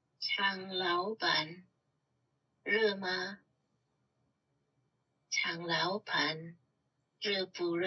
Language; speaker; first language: Chinese; non-native, learner; Indonesian